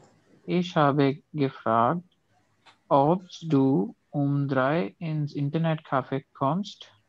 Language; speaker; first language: German; non-native, learner; Urdu